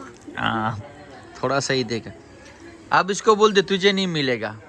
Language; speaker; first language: Hindi; non-native, local second language; Gujarati